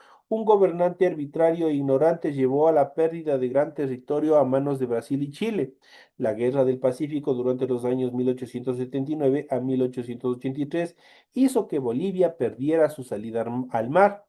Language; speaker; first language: Spanish; native; Spanish